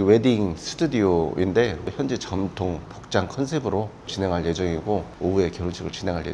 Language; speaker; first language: Korean; native; Korean